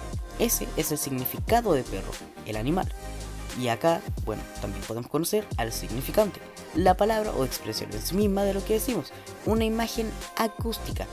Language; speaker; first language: Spanish; native; Spanish